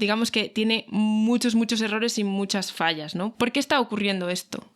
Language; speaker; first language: Spanish; native; Spanish